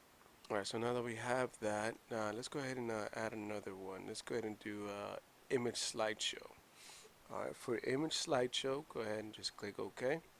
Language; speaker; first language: English; native; English